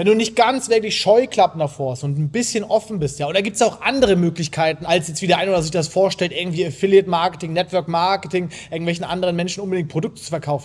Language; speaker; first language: German; native; German